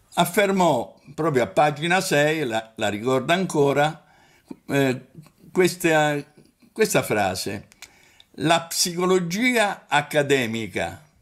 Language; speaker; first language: Italian; native; Italian